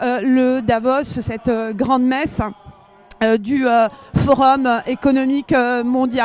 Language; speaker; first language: French; native; French